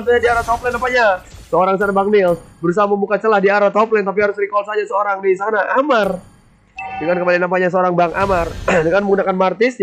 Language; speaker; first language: Indonesian; native; Indonesian